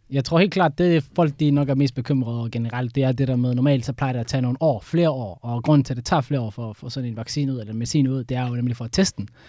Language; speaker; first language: Danish; early bilingual, other home language; Somali